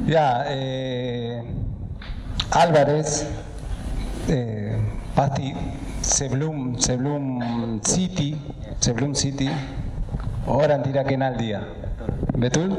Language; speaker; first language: Indonesian; non-native, learner; Spanish